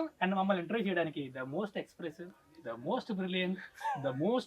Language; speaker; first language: Telugu; native; Telugu